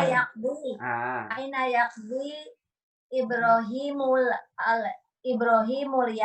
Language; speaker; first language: Arabic; non-native, learner; Indonesian